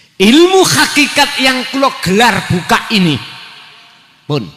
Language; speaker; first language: Indonesian; non-native, local second language; Javanese